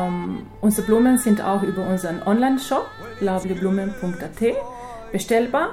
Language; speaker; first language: German; non-native, fluent; Croatian